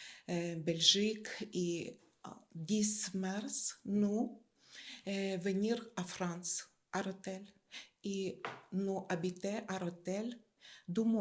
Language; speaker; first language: French; non-native, learner; Ukrainian